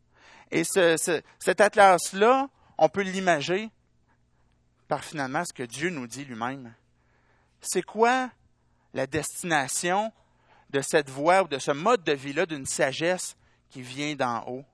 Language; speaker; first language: French; native; French